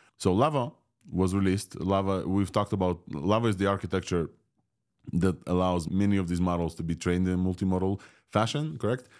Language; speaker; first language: English; non-native, fluent; Russian